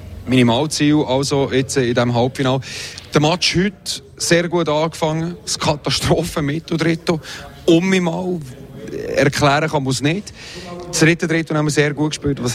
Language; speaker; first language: German; native; German